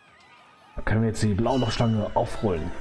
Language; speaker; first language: German; native; German